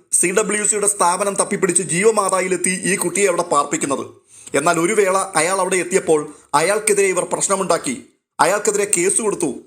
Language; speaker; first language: Malayalam; native; Malayalam